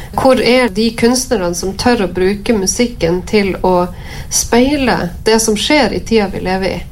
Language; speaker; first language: Norwegian; native; Norwegian